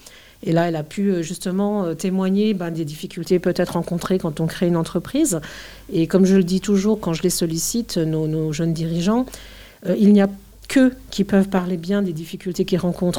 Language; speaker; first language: French; native; French